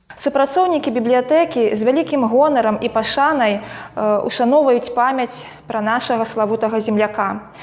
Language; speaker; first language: Belarusian; native; Belarusian